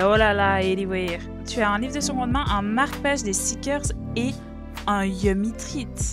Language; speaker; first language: French; native; French